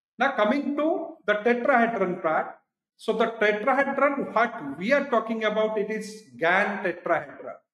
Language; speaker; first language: English; non-native, local second language; Odia